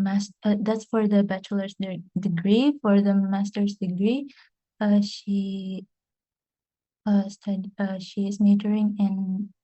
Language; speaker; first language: English; non-native, fluent; Indonesian